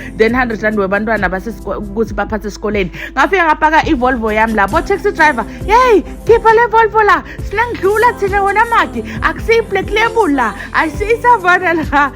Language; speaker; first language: Zulu; non-native, local second language; Swati